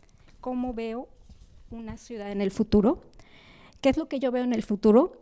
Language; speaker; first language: Spanish; native; Spanish